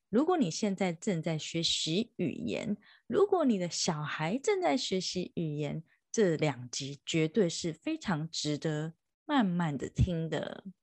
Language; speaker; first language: Chinese; native; Chinese